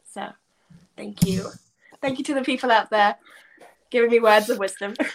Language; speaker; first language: English; native; English